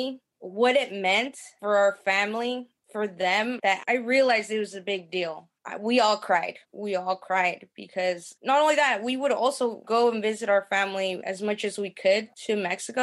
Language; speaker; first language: English; early bilingual, other home language; Spanish